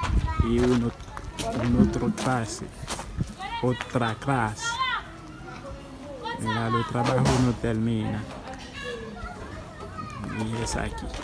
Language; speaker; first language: Spanish; non-native, learner; Haitian Creole